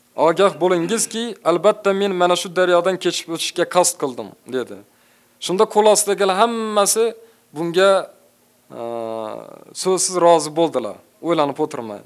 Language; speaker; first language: Uzbek; native; Uzbek